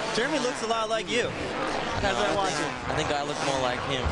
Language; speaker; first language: English; native; English